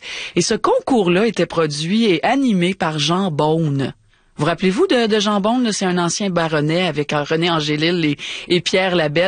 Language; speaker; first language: French; native; French